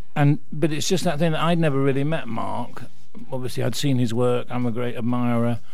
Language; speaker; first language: English; native; English